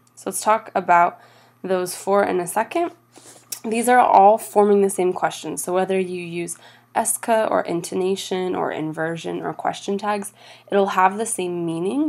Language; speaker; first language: English; native; English